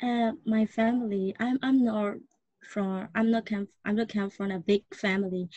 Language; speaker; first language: English; non-native, learner; Burmese